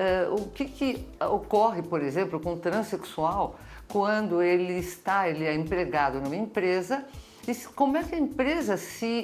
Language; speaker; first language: Portuguese; native; Portuguese